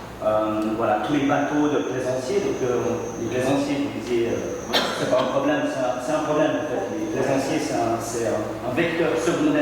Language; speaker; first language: French; native; French